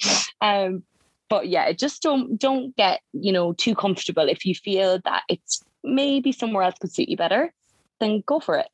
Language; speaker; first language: English; native; English